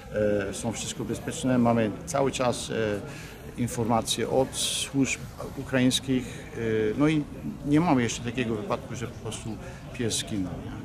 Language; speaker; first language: Polish; early bilingual, heritage; Polish